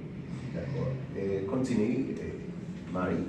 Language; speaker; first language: French; non-native, learner; Spanish